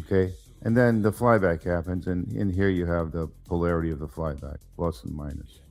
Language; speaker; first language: English; native; English